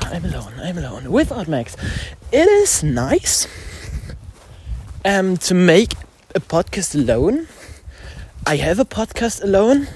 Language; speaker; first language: English; non-native, learner; German